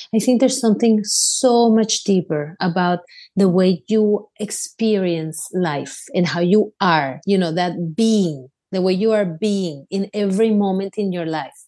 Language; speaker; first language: English; non-native, fluent; Spanish